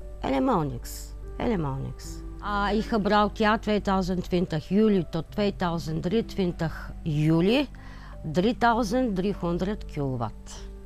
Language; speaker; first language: Dutch; non-native, learner; Bulgarian